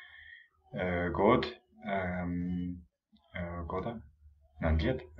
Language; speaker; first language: Russian; non-native, learner; English